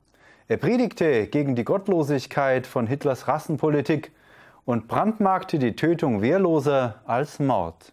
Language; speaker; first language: German; native; German